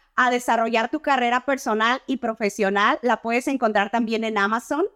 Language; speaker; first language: Spanish; native; Spanish